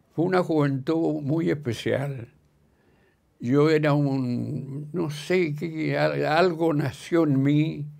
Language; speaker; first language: Spanish; native; Spanish